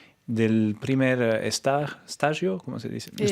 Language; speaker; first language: Spanish; non-native, fluent; French